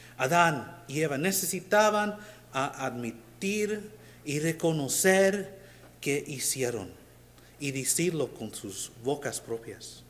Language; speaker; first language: Spanish; non-native, learner; English